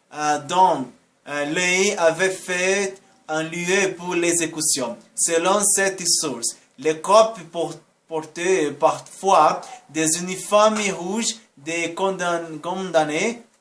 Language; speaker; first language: French; non-native, learner; Portuguese